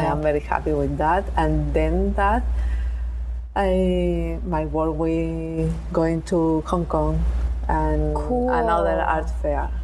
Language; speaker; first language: English; non-native, learner; Spanish